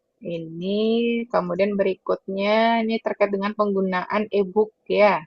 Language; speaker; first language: Indonesian; native; Indonesian